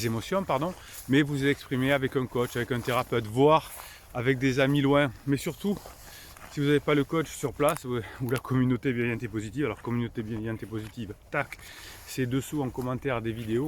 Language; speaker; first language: French; native; French